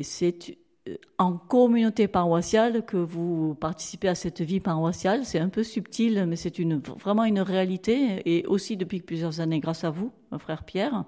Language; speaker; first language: French; native; French